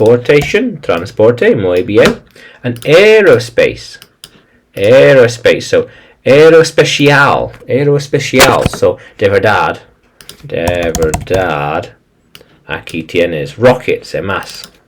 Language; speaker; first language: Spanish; non-native, learner; English